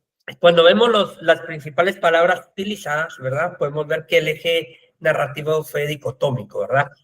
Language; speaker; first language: Spanish; native; Spanish